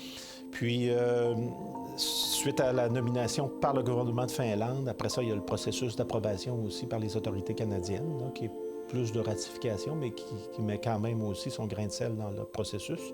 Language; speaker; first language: French; native; French